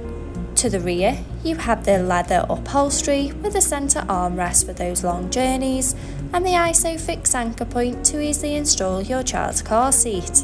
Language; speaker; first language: English; native; English